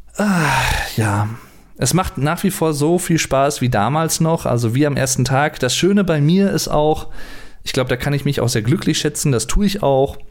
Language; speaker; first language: German; native; German